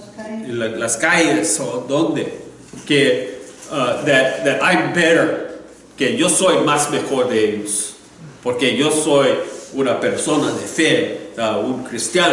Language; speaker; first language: Spanish; non-native, learner; English